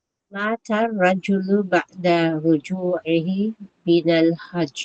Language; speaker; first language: Arabic; non-native, learner; Filipino